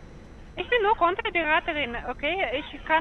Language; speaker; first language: German; non-native, learner; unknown